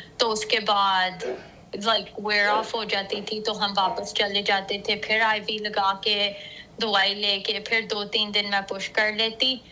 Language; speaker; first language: Urdu; early bilingual, heritage; Urdu